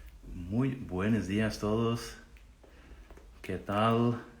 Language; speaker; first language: Spanish; non-native, fluent; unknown